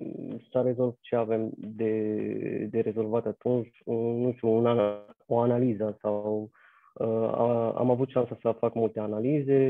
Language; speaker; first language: Romanian; non-native, fluent; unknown